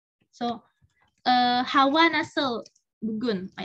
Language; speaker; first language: Turkish; non-native, learner; Indonesian